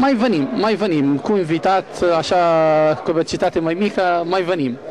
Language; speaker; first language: Romanian; non-native, learner; Arabic